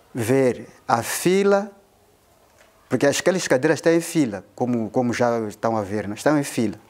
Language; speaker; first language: Portuguese; non-native, local second language; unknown